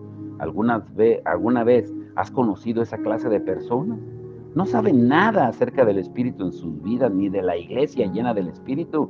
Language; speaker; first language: Spanish; native; Spanish